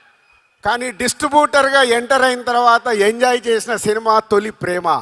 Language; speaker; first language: Telugu; native; Telugu